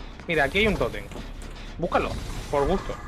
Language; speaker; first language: Spanish; native; Spanish